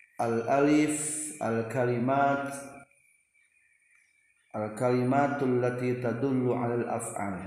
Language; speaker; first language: Arabic; non-native, learner; Indonesian